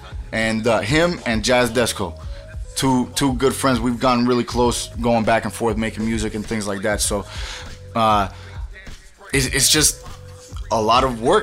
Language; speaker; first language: English; early bilingual, other home language; Spanish